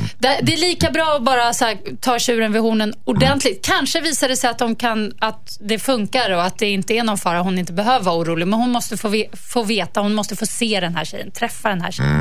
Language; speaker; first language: Swedish; native; Swedish